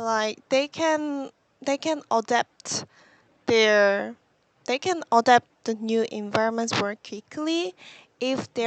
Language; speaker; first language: English; non-native, learner; Korean